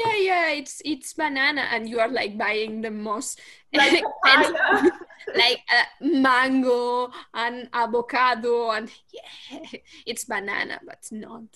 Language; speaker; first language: English; non-native, learner; Spanish